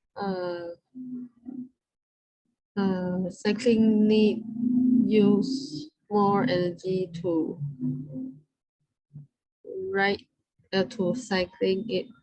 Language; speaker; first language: English; non-native, learner; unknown